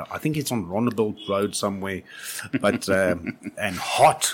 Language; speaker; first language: English; non-native, local second language; Afrikaans